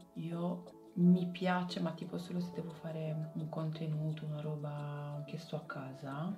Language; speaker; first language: Italian; native; Italian